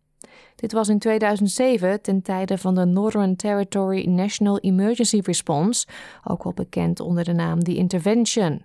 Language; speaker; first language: Dutch; native; Dutch